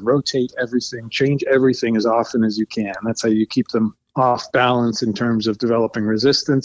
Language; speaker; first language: English; native; English